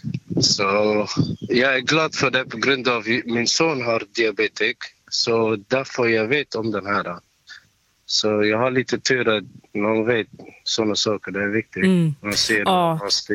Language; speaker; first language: Swedish; non-native, fluent; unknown